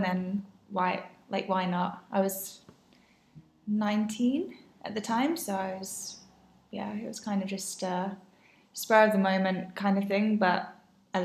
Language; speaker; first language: English; native; English